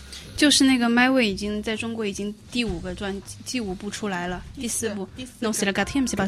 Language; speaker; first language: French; non-native, learner; Chinese